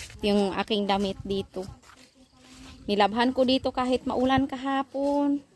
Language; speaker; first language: Filipino; non-native, local second language; Cebuano